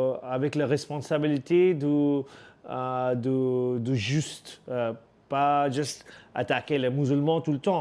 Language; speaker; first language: French; non-native, learner; Urdu